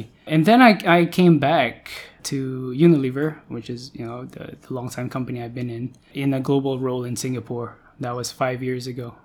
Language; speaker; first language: English; non-native, local second language; Filipino